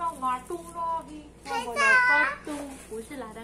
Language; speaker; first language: Chinese; non-native, fluent; Javanese